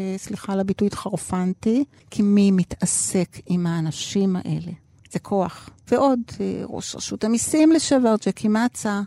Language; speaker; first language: Hebrew; early bilingual, other home language; Spanish